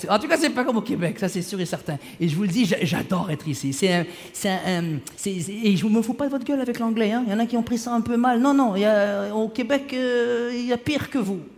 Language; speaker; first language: French; early bilingual, other home language; Arabic